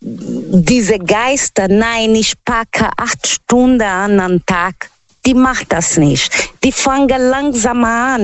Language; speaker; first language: German; non-native, learner; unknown